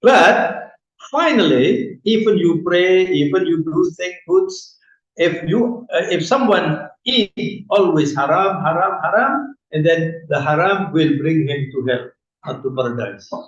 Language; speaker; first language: English; non-native, fluent; Indonesian